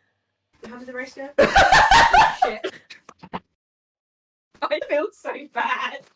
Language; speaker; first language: English; native; English